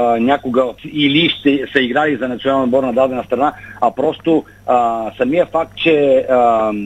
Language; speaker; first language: Bulgarian; native; Bulgarian